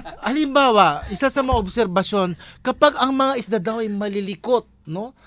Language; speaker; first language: Filipino; native; Filipino